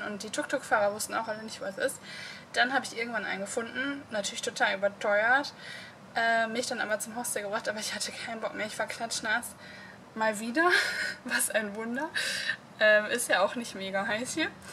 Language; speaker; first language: German; native; German